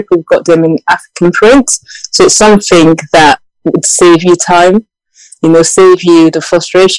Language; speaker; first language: English; non-native, local second language; Yoruba